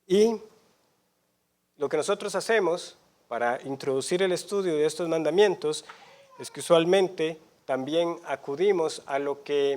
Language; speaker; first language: Spanish; native; Spanish